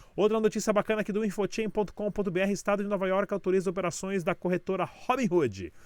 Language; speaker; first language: Portuguese; native; Portuguese